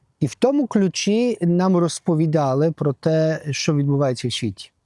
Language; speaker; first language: Ukrainian; early bilingual, heritage; Ukrainian